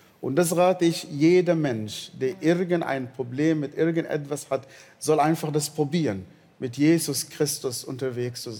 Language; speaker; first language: German; non-native, fluent; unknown